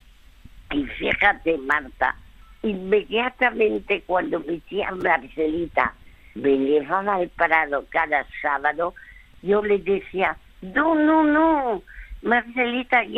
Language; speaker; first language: Spanish; early bilingual, other home language; French